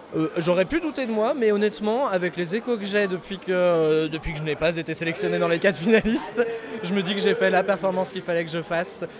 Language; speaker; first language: French; native; French